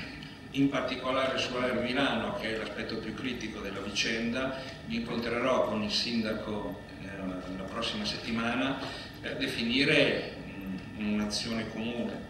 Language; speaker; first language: Italian; native; Italian